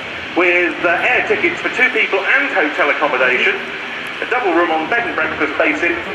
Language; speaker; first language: English; native; English